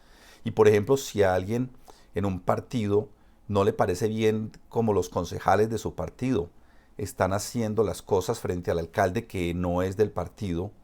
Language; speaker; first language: Spanish; native; Spanish